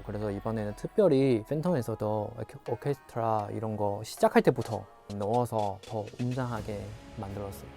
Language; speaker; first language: Korean; non-native, fluent; Chinese